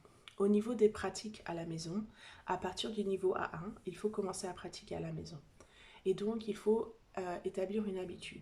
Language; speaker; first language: French; native; French